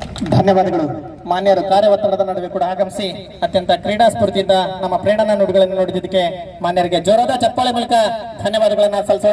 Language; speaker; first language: Kannada; native; Kannada